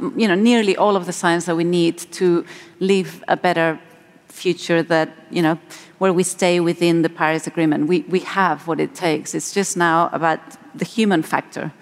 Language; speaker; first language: English; non-native, fluent; Spanish